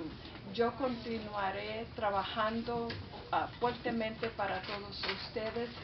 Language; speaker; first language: Spanish; early bilingual, heritage; Spanish